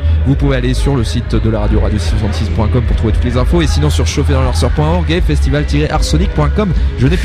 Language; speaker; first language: French; native; French